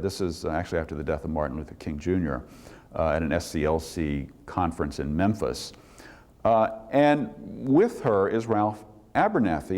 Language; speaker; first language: English; native; English